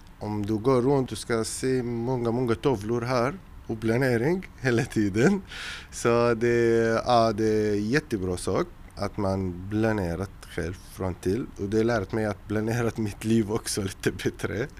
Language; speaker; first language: Swedish; non-native, learner; Arabic